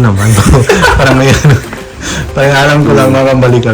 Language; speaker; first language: Filipino; non-native, learner; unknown